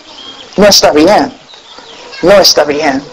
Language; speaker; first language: Spanish; non-native, fluent; English